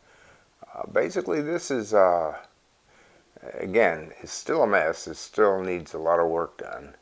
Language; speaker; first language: English; native; English